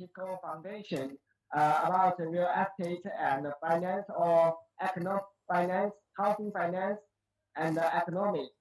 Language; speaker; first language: English; non-native, learner; Chinese